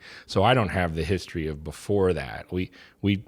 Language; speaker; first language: English; native; English